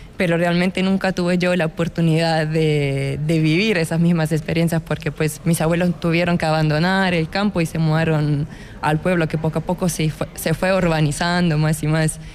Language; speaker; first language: Spanish; non-native, fluent; Italian